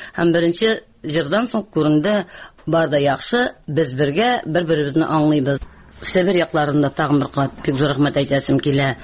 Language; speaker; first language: Tatar; native; Tatar